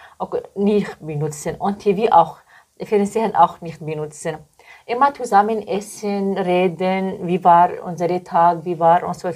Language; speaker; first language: German; non-native, learner; Arabic